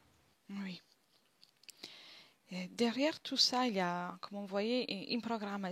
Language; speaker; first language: French; non-native, fluent; Italian